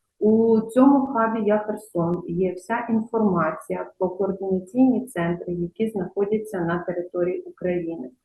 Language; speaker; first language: Ukrainian; native; Ukrainian